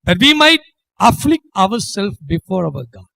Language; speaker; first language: English; non-native, local second language; Tamil